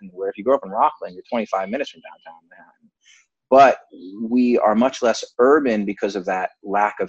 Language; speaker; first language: English; native; English